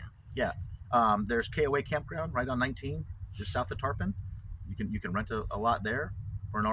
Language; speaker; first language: English; native; English